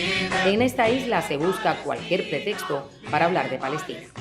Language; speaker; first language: Spanish; native; Spanish